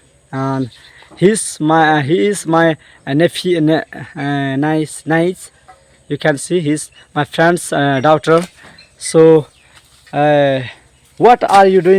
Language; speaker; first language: English; non-native, learner; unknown